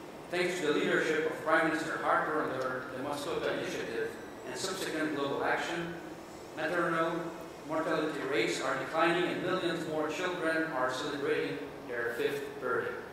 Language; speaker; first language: English; non-native, local second language; French